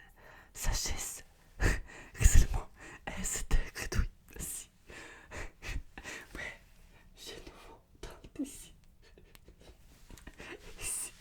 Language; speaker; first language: French; non-native, learner; Russian